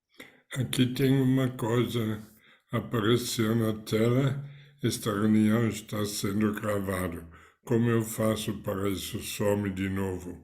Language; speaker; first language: Portuguese; non-native, fluent; German